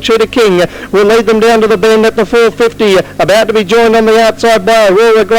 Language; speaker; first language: English; native; English